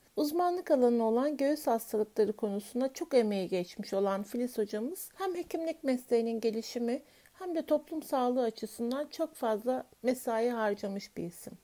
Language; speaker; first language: Turkish; native; Turkish